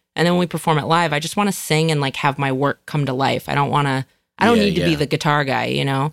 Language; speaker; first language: English; native; English